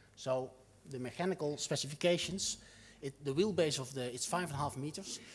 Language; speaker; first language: English; non-native, fluent; Dutch